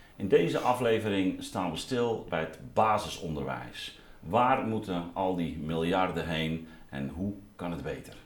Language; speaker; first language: Dutch; native; Dutch